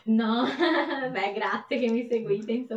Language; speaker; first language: Italian; native; Italian